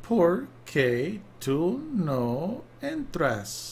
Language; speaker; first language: Spanish; non-native, learner; English